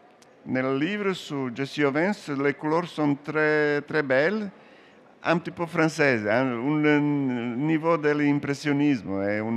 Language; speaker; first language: French; non-native, learner; Serbian